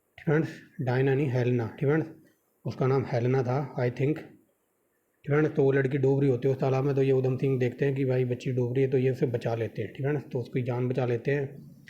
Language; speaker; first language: Hindi; native; Hindi